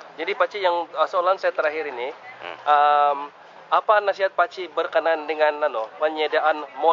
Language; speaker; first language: Indonesian; non-native, local second language; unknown